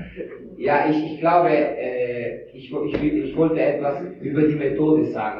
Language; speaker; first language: German; non-native, fluent; Italian